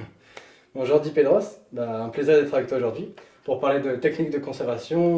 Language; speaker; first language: French; native; French